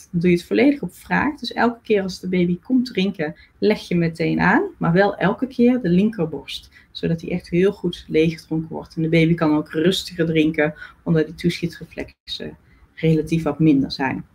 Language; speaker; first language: Dutch; native; Dutch